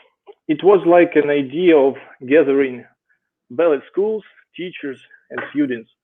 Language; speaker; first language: English; non-native, fluent; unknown